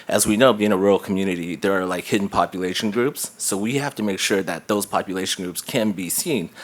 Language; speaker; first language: English; native; English